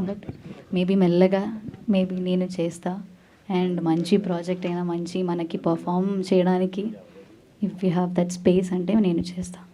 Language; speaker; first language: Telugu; non-native, learner; Malayalam